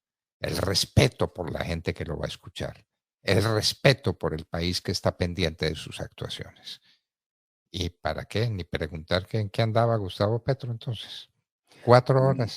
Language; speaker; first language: Spanish; native; Spanish